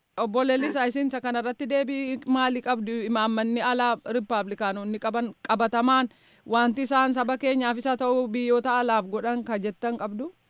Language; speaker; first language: Oromo; native; Oromo